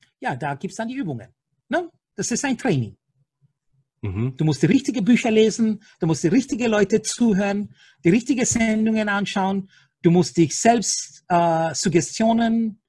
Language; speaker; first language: German; non-native, fluent; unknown